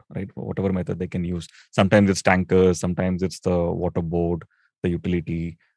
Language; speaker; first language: English; non-native, local second language; Tamil